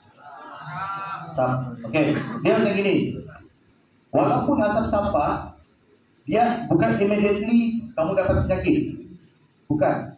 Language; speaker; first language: Malay; native; Malay